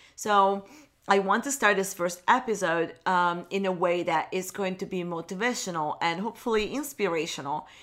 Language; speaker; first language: English; non-native, fluent; Italian